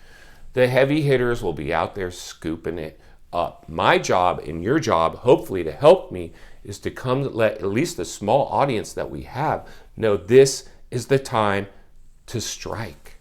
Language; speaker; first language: English; native; English